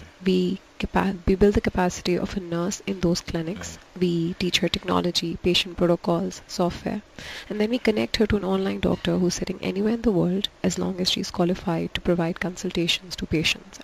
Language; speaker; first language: English; non-native, local second language; Urdu